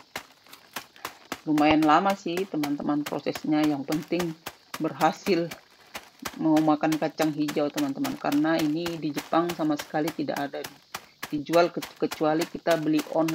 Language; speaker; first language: Indonesian; native; Indonesian